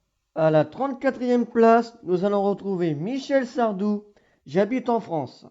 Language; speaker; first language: French; native; French